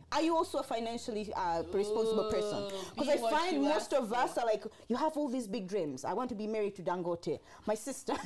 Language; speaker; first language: English; non-native, local second language; Swahili